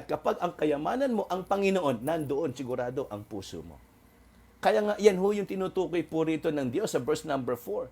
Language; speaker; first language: Filipino; non-native, local second language; Waray